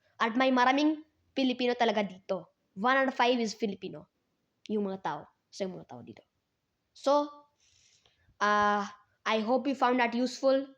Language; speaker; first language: Filipino; non-native, learner; Hindi